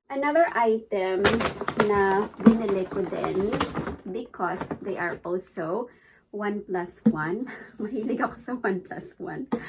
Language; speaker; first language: Filipino; native; Filipino